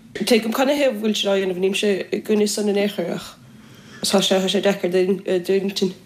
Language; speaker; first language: Irish; native; Irish